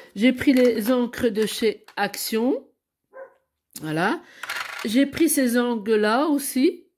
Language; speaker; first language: French; native; French